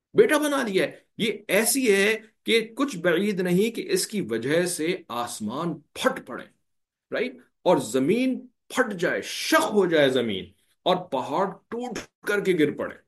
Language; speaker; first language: Hindi; native; Hindi